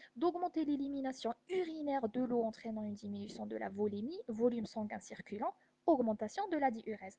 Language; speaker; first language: French; non-native, local second language; Arabic